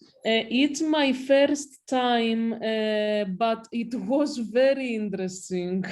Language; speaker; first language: English; non-native, learner; Greek